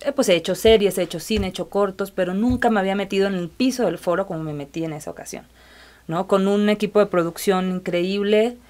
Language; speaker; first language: Spanish; native; Spanish